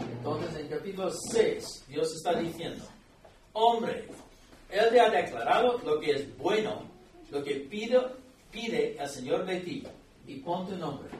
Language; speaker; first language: Spanish; non-native, fluent; English